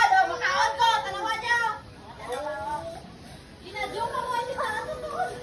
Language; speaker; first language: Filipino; non-native, local second language; Hiligaynon